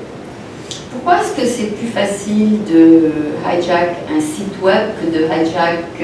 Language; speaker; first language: French; non-native, local second language; Arabic